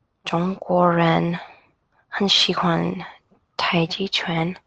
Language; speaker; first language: Chinese; non-native, learner; English